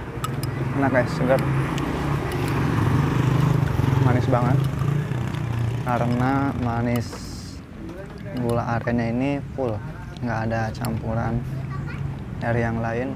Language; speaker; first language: Indonesian; native; Indonesian